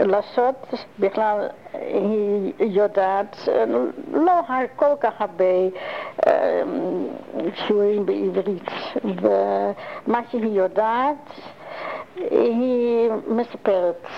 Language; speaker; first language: Hebrew; non-native, learner; Dutch